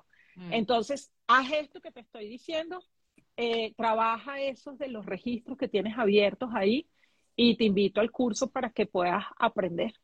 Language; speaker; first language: Spanish; native; Spanish